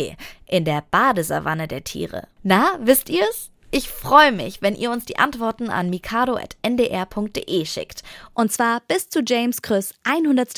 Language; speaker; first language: German; native; German